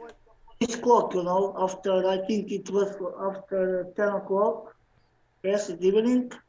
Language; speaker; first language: English; non-native, learner; Slovenian